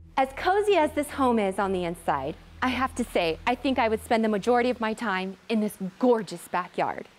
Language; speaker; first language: English; native; English